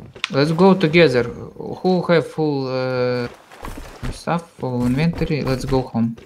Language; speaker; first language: English; non-native, learner; Russian